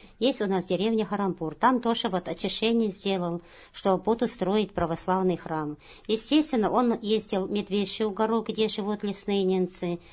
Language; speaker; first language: Russian; non-native, local second language; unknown